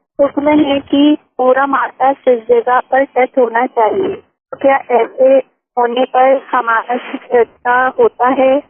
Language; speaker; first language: Urdu; native; Urdu